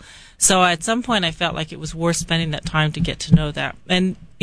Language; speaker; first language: English; native; English